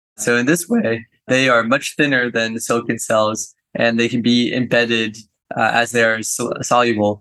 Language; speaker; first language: English; native; English